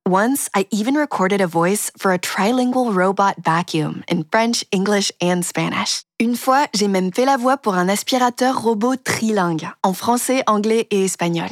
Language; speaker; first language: French; early bilingual, heritage; French